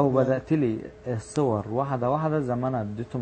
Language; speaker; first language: Arabic; native; Arabic